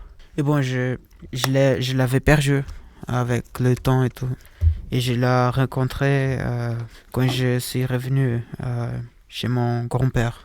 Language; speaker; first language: French; non-native, learner; Portuguese